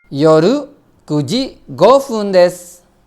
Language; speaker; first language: Japanese; non-native, fluent; Indonesian